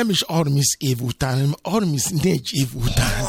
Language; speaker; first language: Hungarian; non-native, fluent; Yoruba